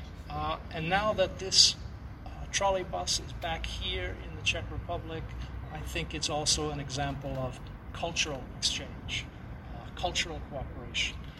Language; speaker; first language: English; native; English